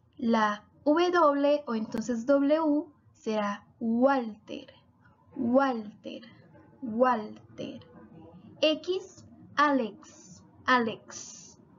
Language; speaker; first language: Spanish; non-native, fluent; Portuguese